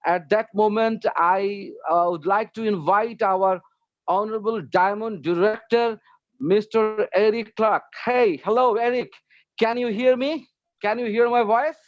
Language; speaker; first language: English; non-native, local second language; Bangla